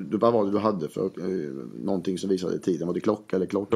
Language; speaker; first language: Swedish; native; Swedish